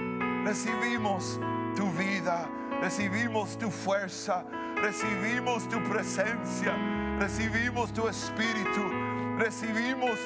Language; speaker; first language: Spanish; early bilingual, heritage; Spanish